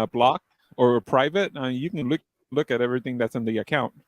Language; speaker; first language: English; native; English